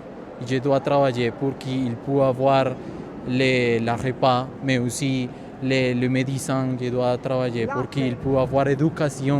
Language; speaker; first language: French; non-native, fluent; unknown